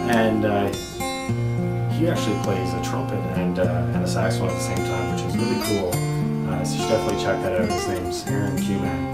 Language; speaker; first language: English; native; English